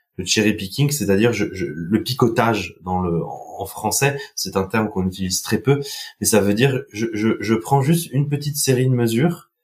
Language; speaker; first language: French; non-native, local second language; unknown